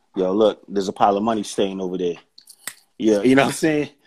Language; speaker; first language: English; native; English